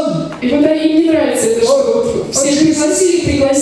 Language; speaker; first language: Russian; native; Russian